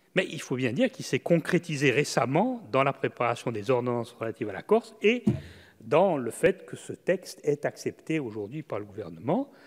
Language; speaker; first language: French; native; French